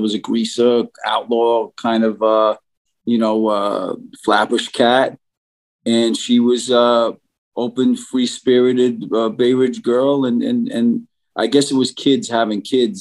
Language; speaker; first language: English; native; English